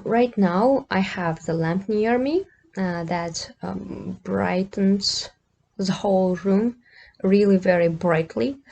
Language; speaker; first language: English; non-native, fluent; Kazakh